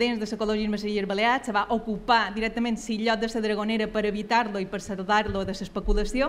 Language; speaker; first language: Catalan; native; Catalan